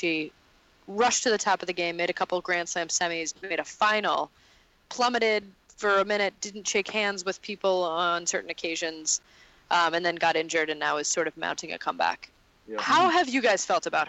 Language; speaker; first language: English; native; English